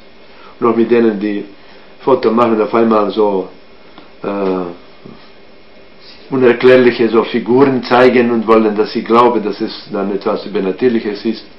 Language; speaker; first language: German; non-native, fluent; Croatian